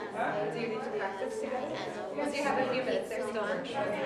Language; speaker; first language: English; native; English